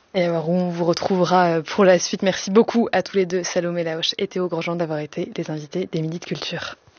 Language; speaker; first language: French; native; French